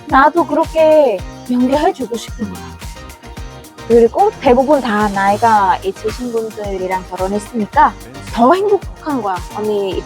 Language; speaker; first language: Korean; non-native, fluent; Vietnamese